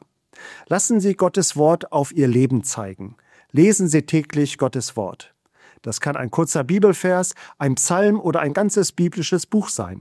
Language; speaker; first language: German; native; German